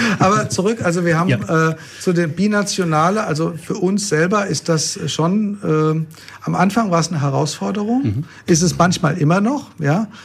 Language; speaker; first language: German; native; German